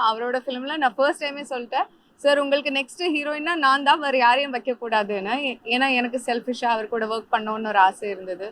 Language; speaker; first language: Tamil; non-native, fluent; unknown